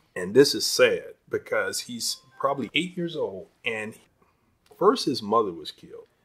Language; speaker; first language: English; native; English